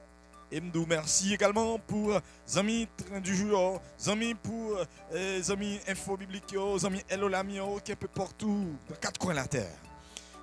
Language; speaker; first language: French; non-native, local second language; Haitian Creole